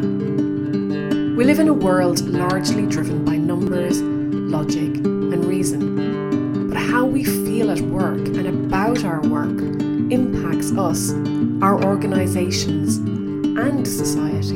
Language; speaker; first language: English; native; English